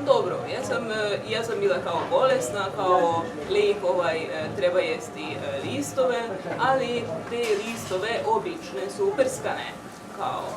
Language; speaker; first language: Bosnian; non-native, local second language; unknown